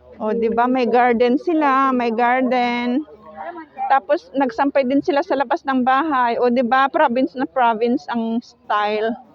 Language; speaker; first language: Filipino; native; Filipino